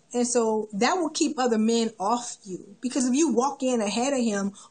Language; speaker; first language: English; native; English